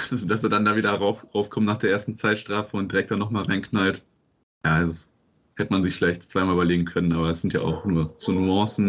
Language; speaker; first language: German; native; German